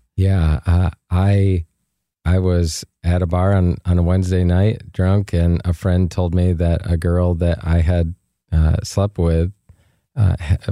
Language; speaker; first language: English; native; English